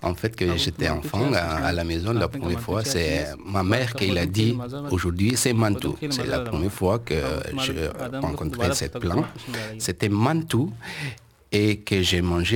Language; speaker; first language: French; non-native, learner; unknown